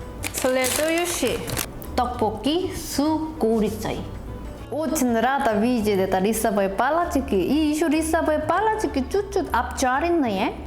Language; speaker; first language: Russian; non-native, learner; Korean